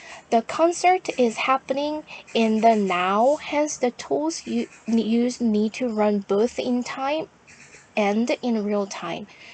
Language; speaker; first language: English; non-native, fluent; Korean